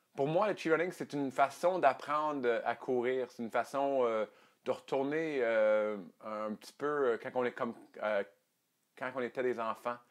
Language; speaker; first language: French; native; French